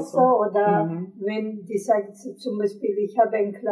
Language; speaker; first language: German; non-native, fluent; Italian